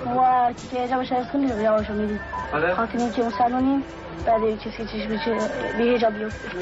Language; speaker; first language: Persian; native; Persian